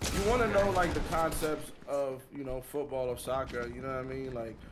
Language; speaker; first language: English; native; English